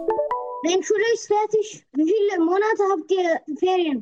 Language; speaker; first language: German; non-native, learner; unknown